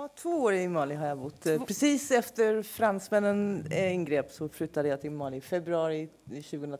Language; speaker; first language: Swedish; non-native, fluent; English